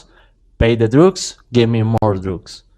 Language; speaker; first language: English; non-native, learner; Spanish